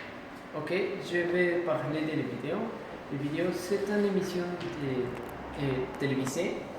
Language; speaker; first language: French; non-native, learner; Spanish